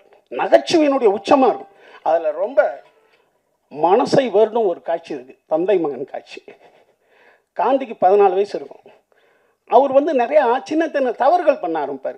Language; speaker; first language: Tamil; native; Tamil